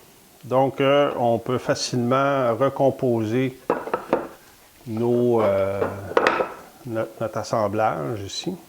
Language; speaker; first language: French; native; French